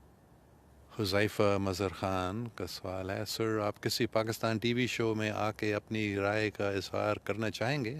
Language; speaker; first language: Urdu; non-native, fluent; English